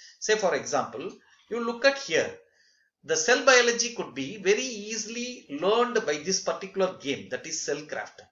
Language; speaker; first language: English; non-native, local second language; Tamil